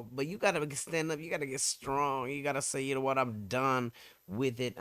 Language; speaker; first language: English; native; English